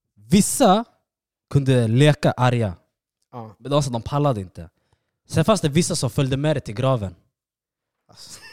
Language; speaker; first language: Swedish; early bilingual, other home language; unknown